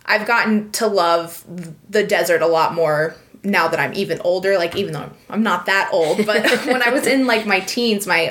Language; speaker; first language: English; native; English